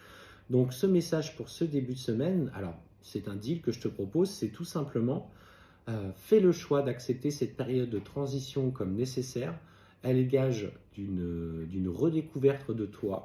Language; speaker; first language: French; native; French